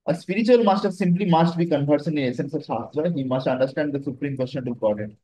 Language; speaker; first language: English; non-native, local second language; Bangla